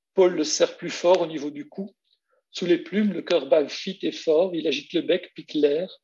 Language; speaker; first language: French; native; French